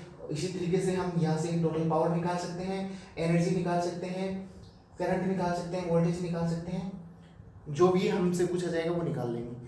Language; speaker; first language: Hindi; native; Hindi